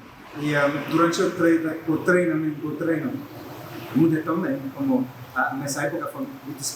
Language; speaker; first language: Portuguese; non-native, learner; French